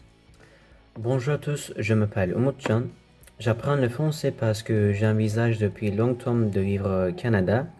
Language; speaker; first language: French; non-native, learner; Turkish